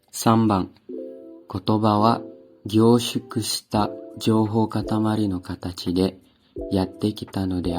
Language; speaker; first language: Japanese; non-native, learner; Indonesian